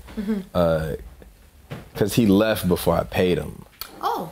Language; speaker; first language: English; native; English